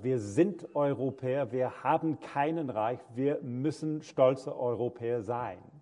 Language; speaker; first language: German; non-native, fluent; English